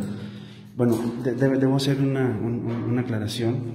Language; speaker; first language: Spanish; native; Spanish